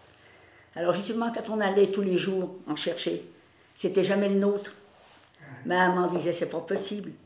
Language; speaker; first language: French; native; French